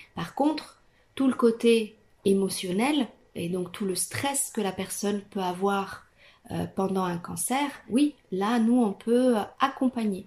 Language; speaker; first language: French; non-native, fluent; Italian